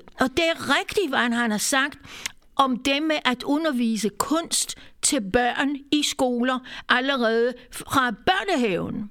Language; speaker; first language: Danish; non-native, fluent; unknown